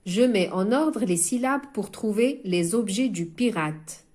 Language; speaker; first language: French; non-native, local second language; Arabic